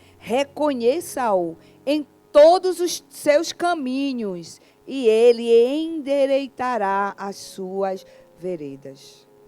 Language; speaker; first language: Portuguese; native; Portuguese